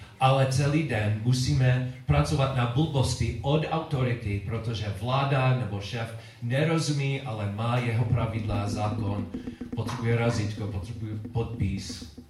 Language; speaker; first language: Czech; non-native, learner; English